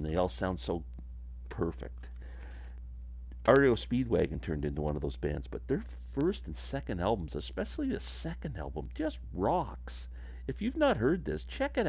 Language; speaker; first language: English; native; English